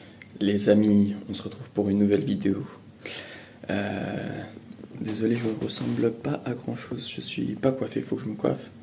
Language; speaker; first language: French; native; French